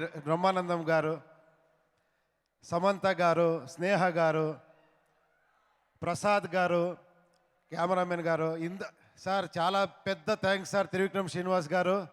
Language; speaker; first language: Telugu; non-native, fluent; Kannada